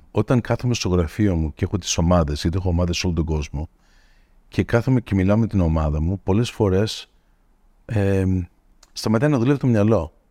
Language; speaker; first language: Greek; early bilingual, heritage; Greek